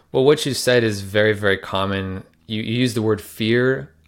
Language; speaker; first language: English; native; English